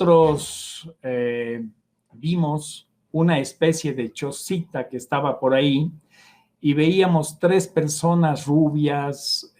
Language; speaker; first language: Spanish; native; Spanish